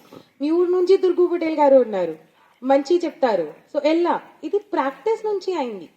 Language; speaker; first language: Telugu; non-native, learner; Hindi